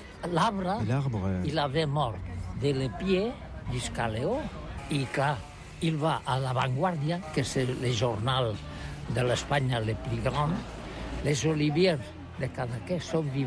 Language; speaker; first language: French; non-native, learner; Catalan